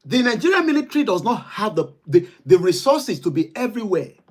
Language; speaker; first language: English; non-native, local second language; Yoruba